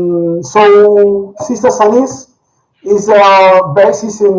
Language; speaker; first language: English; non-native, learner; Spanish